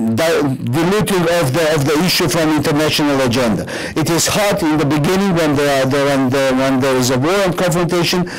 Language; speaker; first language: English; non-native, fluent; Georgian